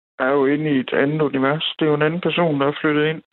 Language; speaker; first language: Danish; native; Danish